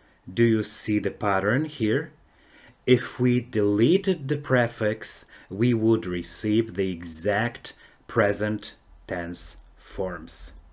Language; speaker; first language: English; non-native, fluent; Polish